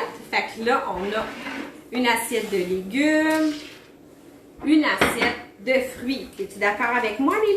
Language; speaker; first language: French; native; French